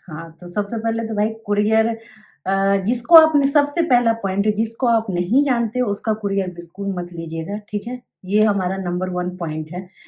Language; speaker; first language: Hindi; native; Hindi